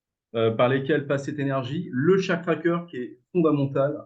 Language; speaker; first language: French; native; French